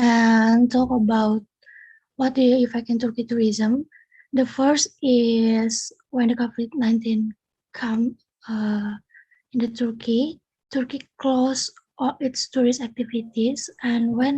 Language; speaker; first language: English; non-native, learner; Indonesian